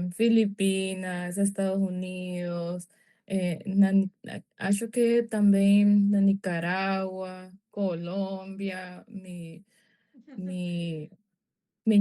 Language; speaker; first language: Portuguese; non-native, learner; Spanish